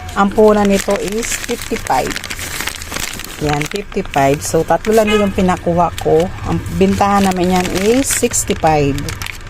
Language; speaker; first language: Filipino; non-native, local second language; Cebuano